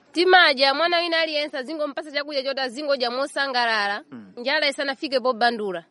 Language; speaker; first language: Nyanja; non-native, local second language; Tumbuka